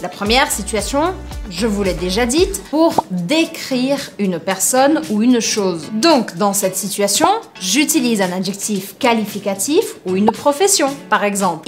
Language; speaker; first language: French; non-native, fluent; Portuguese